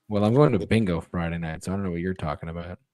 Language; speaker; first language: English; native; English